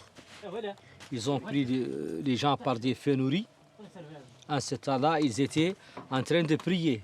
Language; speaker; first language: French; non-native, local second language; Arabic